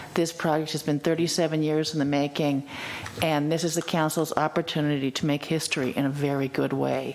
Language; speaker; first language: English; native; English